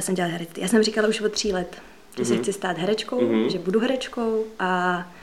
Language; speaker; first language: Czech; early bilingual, other home language; Russian